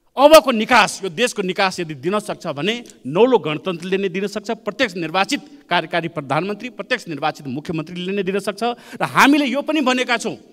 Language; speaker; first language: Nepali; native; Nepali